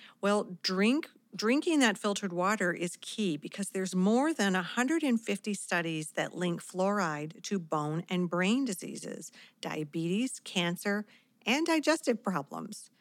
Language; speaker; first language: English; native; English